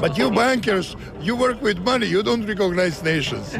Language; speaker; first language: English; non-native, fluent; Croatian